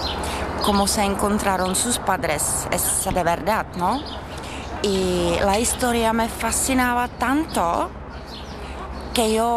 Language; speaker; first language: Spanish; non-native, learner; Czech